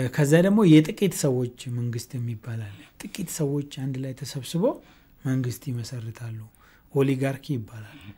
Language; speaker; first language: Amharic; non-native, local second language; Oromo